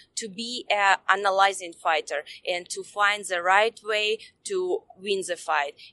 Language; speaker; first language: English; non-native, fluent; Russian